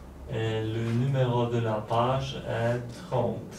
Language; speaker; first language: French; non-native, learner; Polish